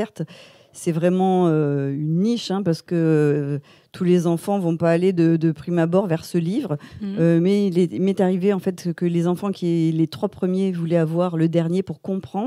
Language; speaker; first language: French; native; French